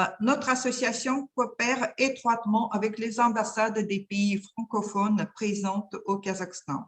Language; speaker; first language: French; non-native, fluent; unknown